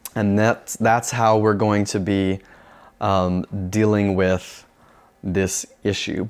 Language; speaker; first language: English; native; English